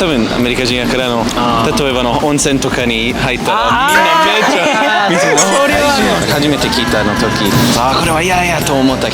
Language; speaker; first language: Japanese; non-native, learner; English